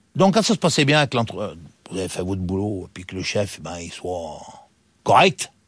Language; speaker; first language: French; native; French